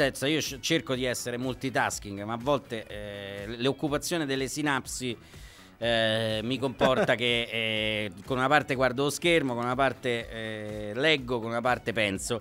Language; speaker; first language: Italian; native; Italian